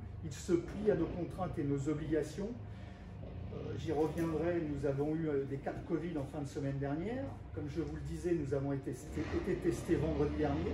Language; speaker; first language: French; native; French